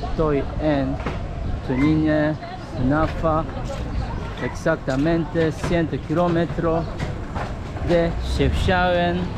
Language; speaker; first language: Spanish; non-native, fluent; Japanese